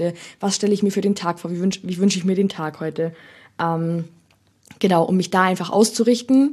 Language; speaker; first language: German; native; German